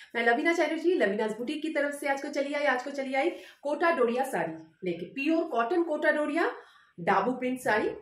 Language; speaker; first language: Hindi; non-native, local second language; Bangla